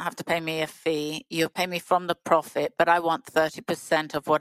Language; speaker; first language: English; native; English